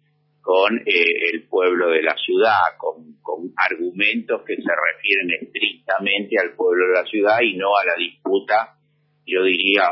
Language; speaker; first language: Spanish; native; Spanish